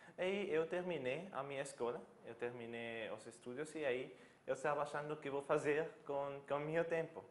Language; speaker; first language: Portuguese; non-native, fluent; German